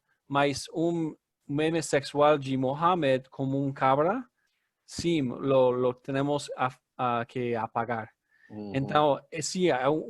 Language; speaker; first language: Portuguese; non-native, learner; English